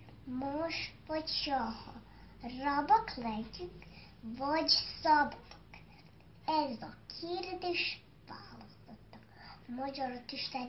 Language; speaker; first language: Hungarian; non-native, learner; Croatian